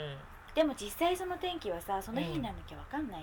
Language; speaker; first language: Japanese; native; Japanese